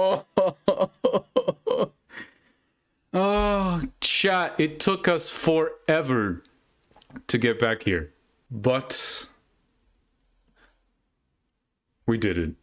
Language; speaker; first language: English; native; English